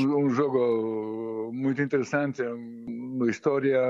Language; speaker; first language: Portuguese; non-native, fluent; Serbian